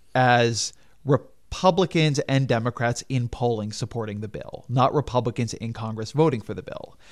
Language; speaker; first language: English; native; English